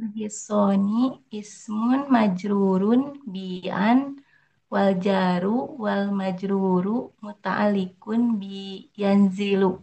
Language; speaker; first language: Arabic; non-native, learner; Indonesian